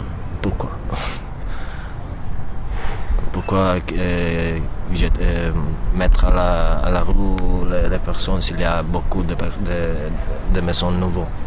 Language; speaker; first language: French; non-native, learner; Italian